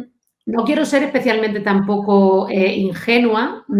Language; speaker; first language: Spanish; native; Spanish